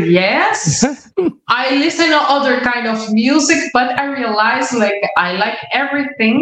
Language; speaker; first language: English; non-native, learner; Portuguese